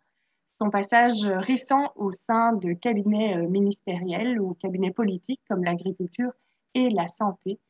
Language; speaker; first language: French; native; French